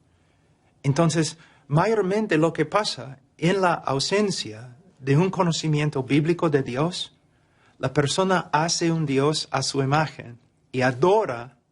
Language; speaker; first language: Spanish; non-native, fluent; English